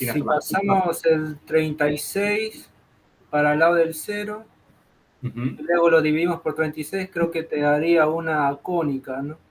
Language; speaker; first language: Spanish; native; Spanish